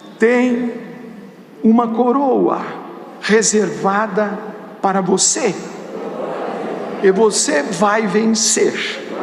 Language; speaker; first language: Portuguese; native; Portuguese